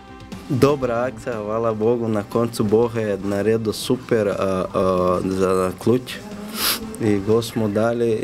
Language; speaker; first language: Slovenian; non-native, learner; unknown